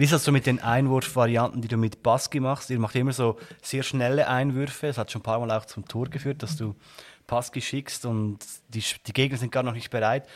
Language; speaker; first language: German; native; German